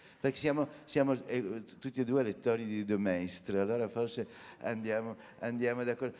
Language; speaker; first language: Italian; native; Italian